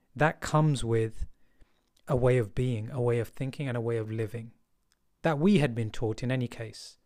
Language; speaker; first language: English; early bilingual, other home language; Hindi